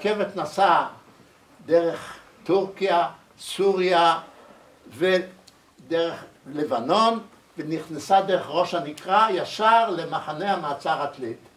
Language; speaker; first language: Hebrew; early bilingual, other home language; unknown